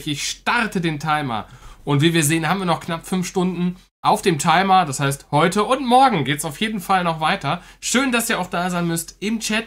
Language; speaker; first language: German; native; German